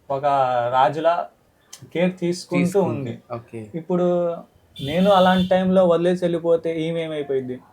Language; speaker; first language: Telugu; native; Telugu